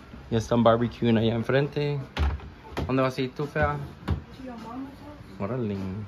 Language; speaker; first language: Spanish; early bilingual, heritage; Spanish